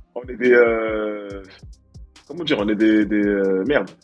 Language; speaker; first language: French; native; French